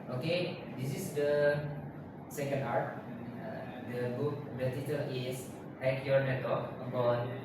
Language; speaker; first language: English; non-native, learner; Indonesian